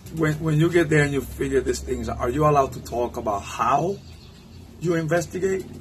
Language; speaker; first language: English; non-native, fluent; Spanish